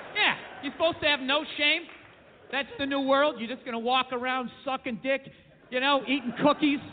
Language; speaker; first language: English; native; English